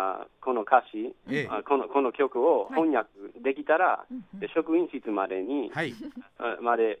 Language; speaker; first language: Japanese; non-native, fluent; English